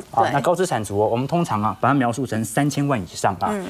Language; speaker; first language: Chinese; native; Chinese